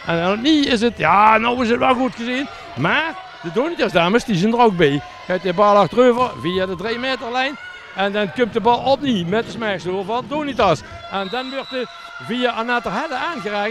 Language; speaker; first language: Dutch; native; Dutch